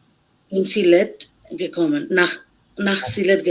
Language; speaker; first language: German; non-native, learner; Bangla